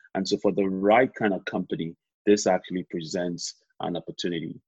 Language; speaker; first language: English; non-native, local second language; Yoruba